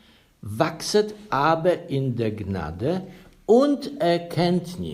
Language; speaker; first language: German; non-native, fluent; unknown